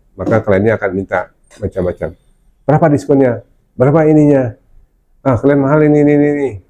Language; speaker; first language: Indonesian; non-native, local second language; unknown